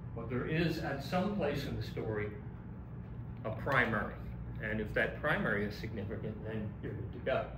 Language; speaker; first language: English; native; English